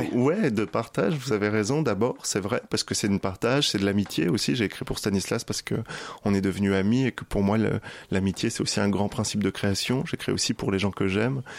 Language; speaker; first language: French; native; French